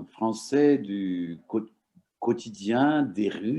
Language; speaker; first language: French; non-native, fluent; Turkish